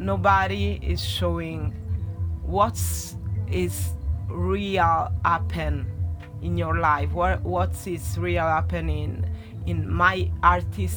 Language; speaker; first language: English; non-native, learner; Italian